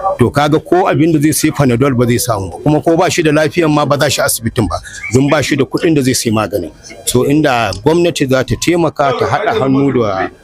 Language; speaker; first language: Hausa; native; Hausa